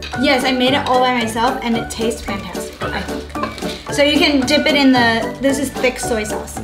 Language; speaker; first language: English; early bilingual, heritage; English